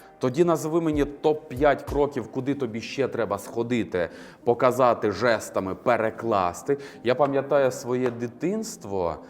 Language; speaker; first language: Ukrainian; native; Ukrainian